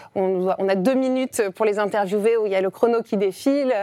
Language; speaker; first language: French; native; French